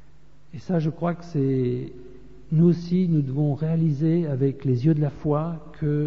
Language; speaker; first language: French; native; French